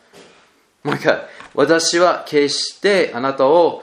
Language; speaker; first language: Japanese; non-native, learner; English